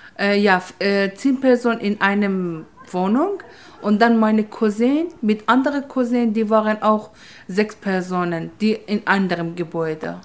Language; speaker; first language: German; non-native, fluent; Persian